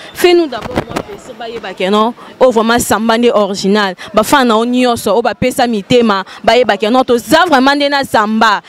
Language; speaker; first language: Lingala; native; Lingala